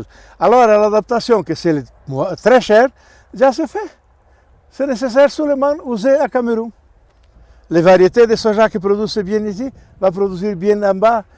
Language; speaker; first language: French; non-native, learner; Portuguese